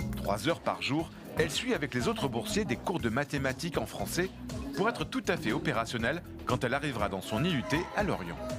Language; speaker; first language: French; native; French